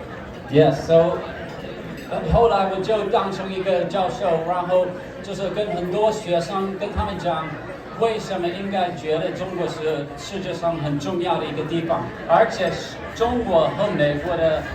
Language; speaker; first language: Chinese; non-native, fluent; English